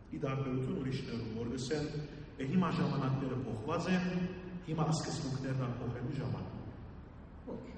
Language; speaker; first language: Armenian; early bilingual, heritage; Armenian